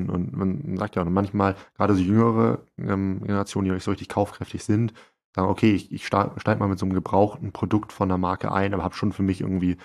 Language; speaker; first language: German; native; German